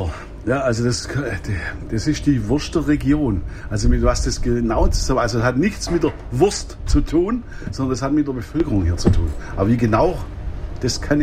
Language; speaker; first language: German; native; German